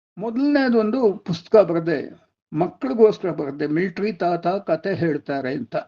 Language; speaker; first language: Kannada; non-native, local second language; Telugu